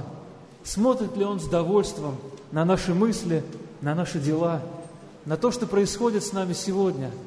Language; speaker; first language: Russian; native; Russian